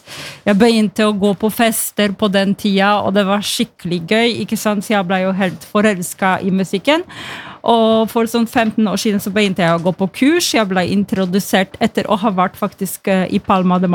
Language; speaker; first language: Norwegian; non-native, fluent; Polish